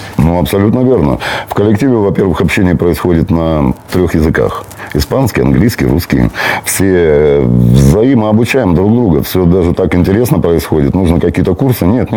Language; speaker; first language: Russian; native; Russian